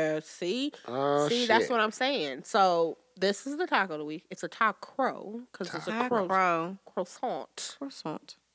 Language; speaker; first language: English; native; English